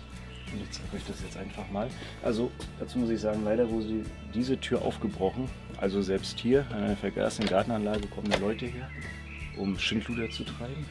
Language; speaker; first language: German; native; German